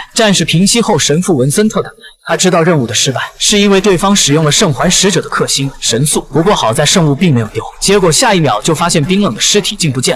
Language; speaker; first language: Chinese; native; Chinese